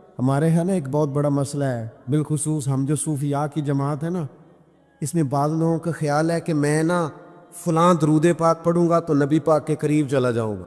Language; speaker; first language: Urdu; non-native, local second language; Punjabi